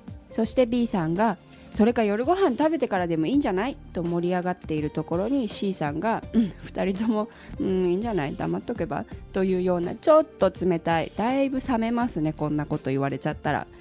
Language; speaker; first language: Japanese; native; Japanese